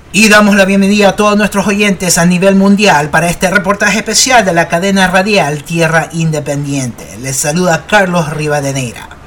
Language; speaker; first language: Spanish; early bilingual, heritage; Spanish